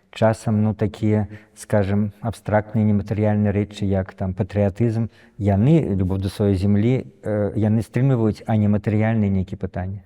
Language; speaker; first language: Belarusian; native; Belarusian